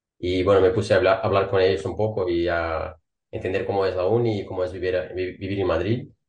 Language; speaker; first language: Spanish; non-native, fluent; Portuguese